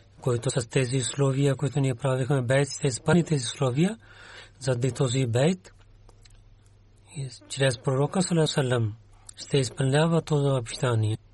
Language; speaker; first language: Bulgarian; non-native, learner; Urdu